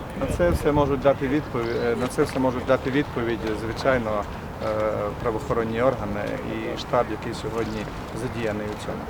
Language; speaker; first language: Ukrainian; native; Ukrainian